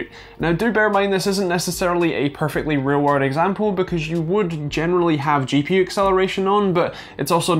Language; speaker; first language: English; native; English